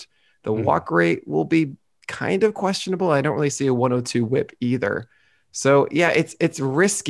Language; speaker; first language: English; native; English